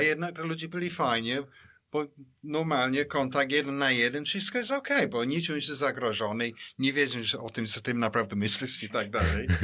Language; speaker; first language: Polish; non-native, fluent; English